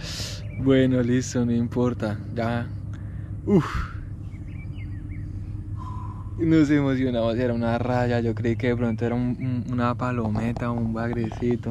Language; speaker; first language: Spanish; native; Spanish